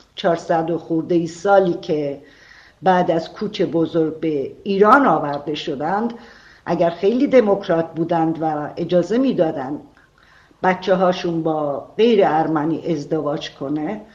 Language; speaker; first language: Persian; non-native, local second language; Armenian